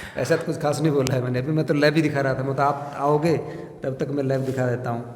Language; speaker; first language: Hindi; native; Hindi